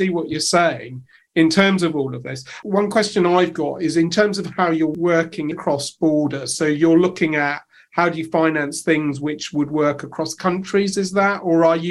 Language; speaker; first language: English; native; English